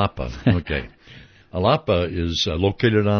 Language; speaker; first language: English; native; English